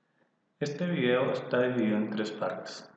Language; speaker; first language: Spanish; native; Spanish